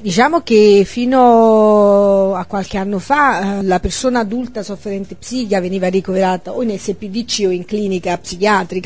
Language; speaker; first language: Italian; native; Italian